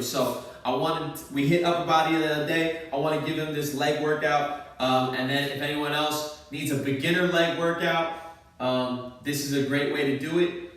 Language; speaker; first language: English; native; English